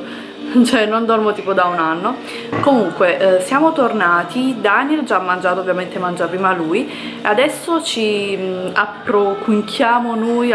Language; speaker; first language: Italian; native; Italian